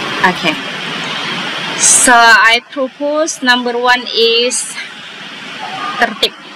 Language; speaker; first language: English; non-native, fluent; Indonesian